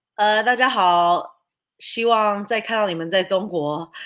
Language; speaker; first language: Chinese; early bilingual, other home language; English